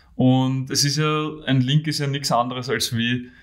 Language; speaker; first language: German; native; German